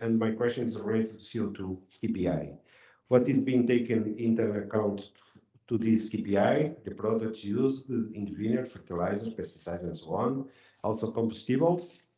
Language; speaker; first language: English; non-native, fluent; Portuguese